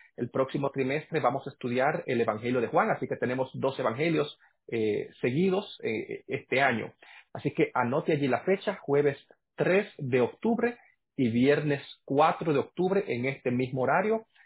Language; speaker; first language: Spanish; native; Spanish